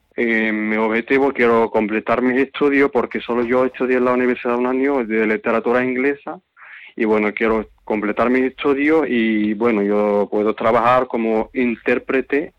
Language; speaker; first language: Spanish; non-native, fluent; Arabic